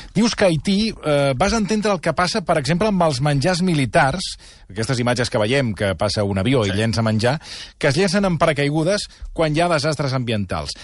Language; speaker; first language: Catalan; native; Catalan